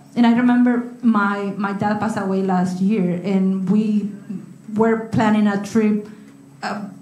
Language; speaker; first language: English; non-native, learner; Spanish